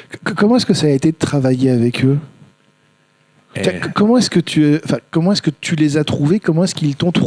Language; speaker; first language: French; native; French